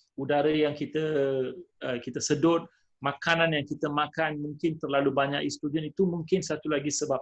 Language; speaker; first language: Malay; non-native, local second language; Tamil